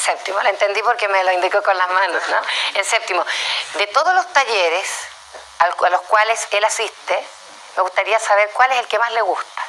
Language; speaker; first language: Spanish; native; Spanish